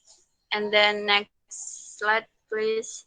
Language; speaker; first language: English; non-native, learner; Indonesian